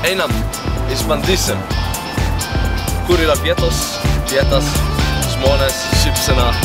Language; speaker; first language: Lithuanian; non-native, learner; Swedish